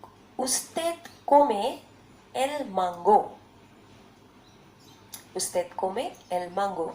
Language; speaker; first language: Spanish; non-native, learner; Bangla